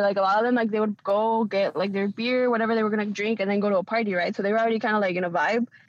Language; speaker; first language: English; early bilingual, other home language; Spanish